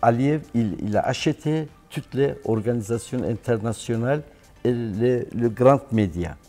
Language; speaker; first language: French; non-native, learner; Turkish